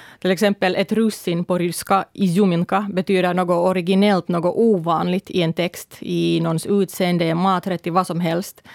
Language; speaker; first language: Swedish; early bilingual, other home language; Russian